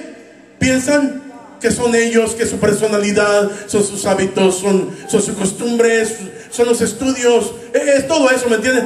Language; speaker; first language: Spanish; native; Spanish